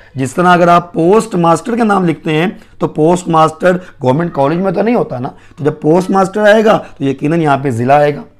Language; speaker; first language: Urdu; non-native, local second language; Punjabi